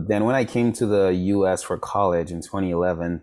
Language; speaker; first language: English; non-native, local second language; Yoruba